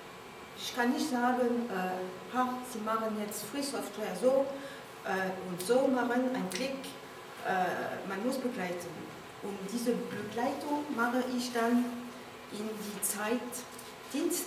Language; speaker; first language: German; non-native, learner; French